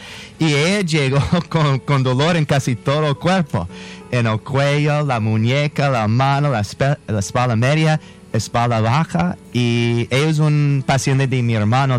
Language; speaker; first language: Spanish; non-native, fluent; English